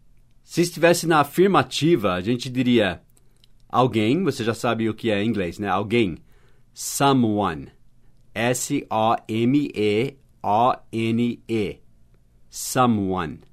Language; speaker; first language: Portuguese; non-native, fluent; English